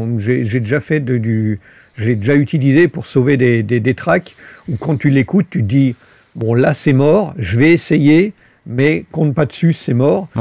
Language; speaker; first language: French; native; French